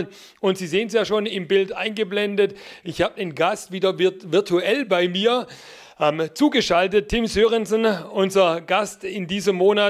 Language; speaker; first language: German; native; German